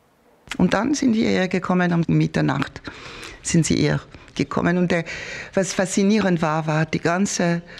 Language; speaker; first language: German; non-native, fluent; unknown